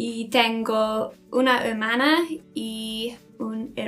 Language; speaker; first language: Spanish; non-native, learner; English